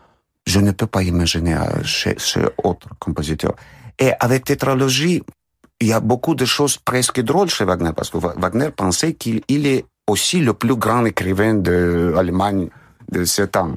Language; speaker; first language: French; non-native, fluent; Russian